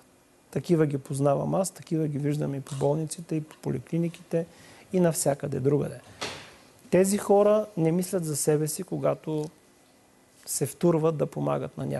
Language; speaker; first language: Bulgarian; native; Bulgarian